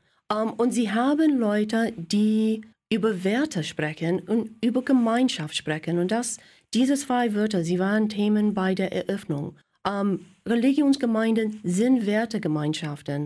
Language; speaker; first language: German; non-native, fluent; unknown